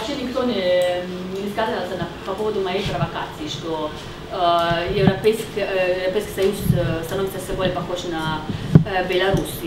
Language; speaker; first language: Russian; non-native, fluent; Slovenian